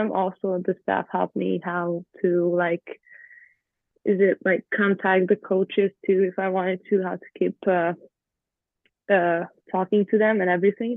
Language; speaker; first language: English; non-native, fluent; Hungarian